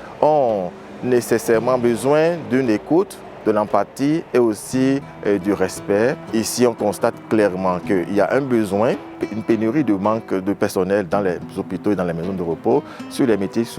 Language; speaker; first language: French; native; French